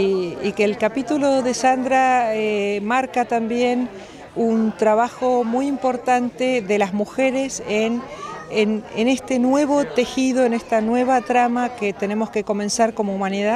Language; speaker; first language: Spanish; native; Spanish